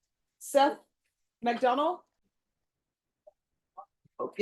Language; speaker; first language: English; native; English